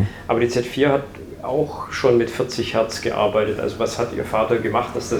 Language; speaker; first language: German; native; German